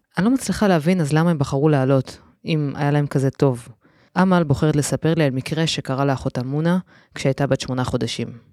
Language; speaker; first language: Hebrew; native; Hebrew